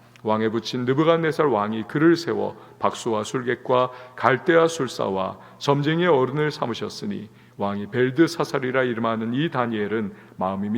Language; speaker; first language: Korean; native; Korean